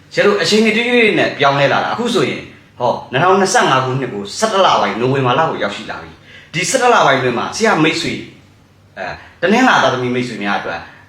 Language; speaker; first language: Burmese; native; Burmese